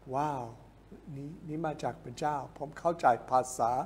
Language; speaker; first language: Thai; non-native, fluent; English